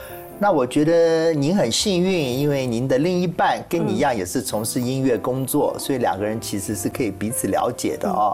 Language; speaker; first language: Chinese; native; Chinese